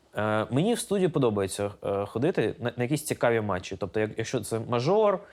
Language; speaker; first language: Ukrainian; non-native, local second language; Russian